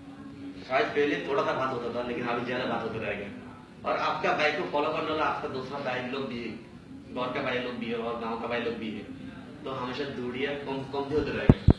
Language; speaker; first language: Hindi; non-native, learner; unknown